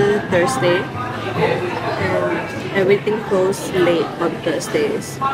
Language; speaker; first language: English; non-native, local second language; Chinese